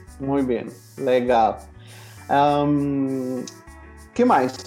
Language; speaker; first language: Portuguese; non-native, learner; Spanish